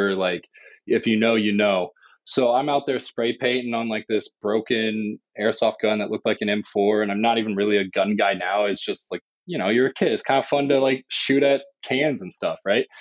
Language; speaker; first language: English; native; English